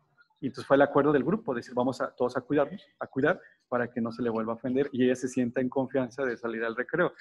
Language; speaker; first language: Spanish; native; Spanish